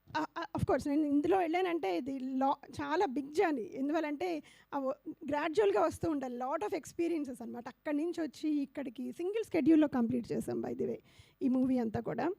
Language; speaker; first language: Telugu; native; Telugu